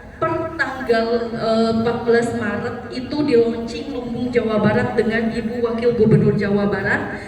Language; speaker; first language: Indonesian; native; Indonesian